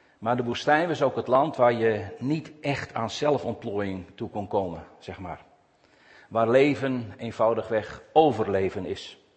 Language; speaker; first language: Dutch; native; Dutch